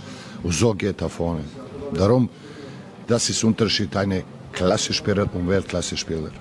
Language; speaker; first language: German; non-native, learner; Serbian